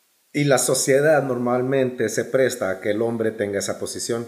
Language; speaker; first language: Spanish; early bilingual, heritage; Spanish